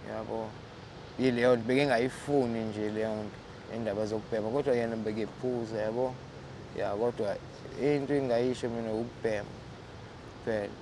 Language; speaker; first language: Zulu; native; Zulu